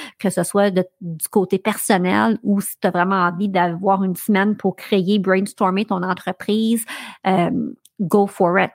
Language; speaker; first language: French; native; French